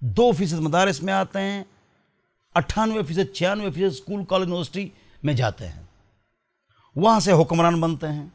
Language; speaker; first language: Urdu; non-native, local second language; Pashto